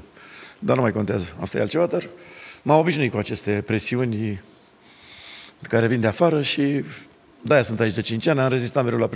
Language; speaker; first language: Romanian; native; Romanian